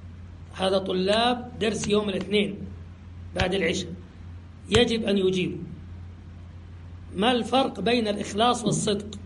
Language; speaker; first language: Arabic; native; Arabic